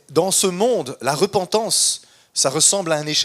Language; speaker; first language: French; native; French